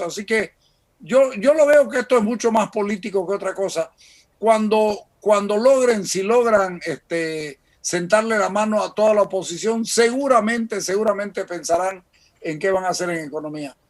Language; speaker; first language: Spanish; native; Spanish